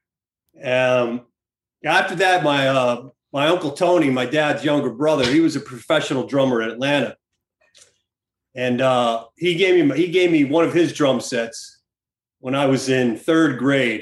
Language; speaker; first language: English; native; English